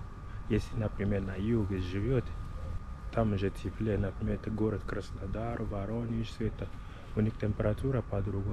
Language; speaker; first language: Russian; non-native, learner; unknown